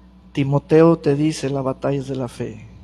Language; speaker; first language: Spanish; native; Spanish